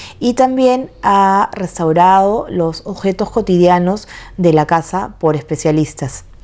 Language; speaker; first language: Spanish; native; Spanish